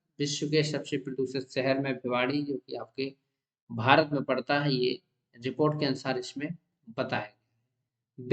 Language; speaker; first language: Hindi; native; Hindi